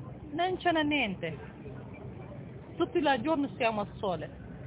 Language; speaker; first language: Italian; non-native, learner; Tigrinya